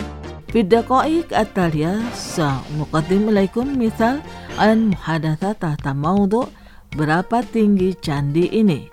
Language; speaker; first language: Arabic; non-native, fluent; Indonesian